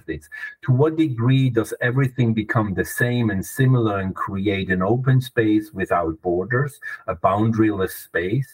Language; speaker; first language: English; non-native, fluent; German